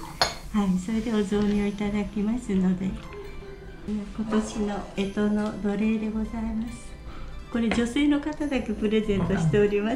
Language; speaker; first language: Japanese; native; Japanese